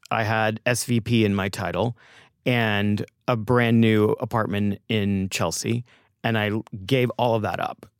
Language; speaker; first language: English; native; English